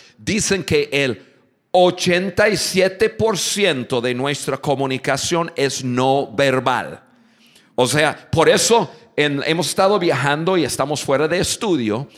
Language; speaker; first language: Spanish; non-native, fluent; English